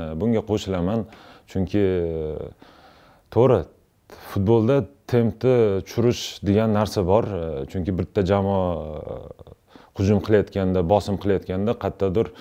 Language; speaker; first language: Uzbek; non-native, local second language; Russian